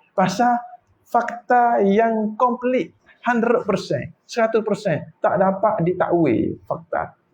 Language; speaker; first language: Malay; native; Malay